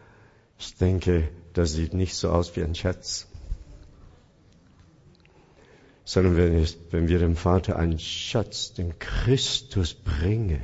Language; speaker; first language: German; non-native, fluent; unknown